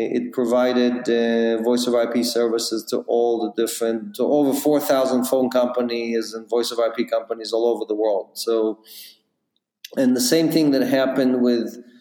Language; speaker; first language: English; non-native, fluent; Russian